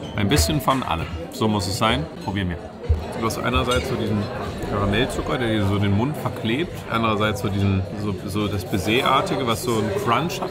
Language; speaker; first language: German; native; German